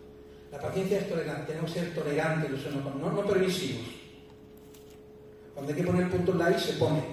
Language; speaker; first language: Spanish; native; Spanish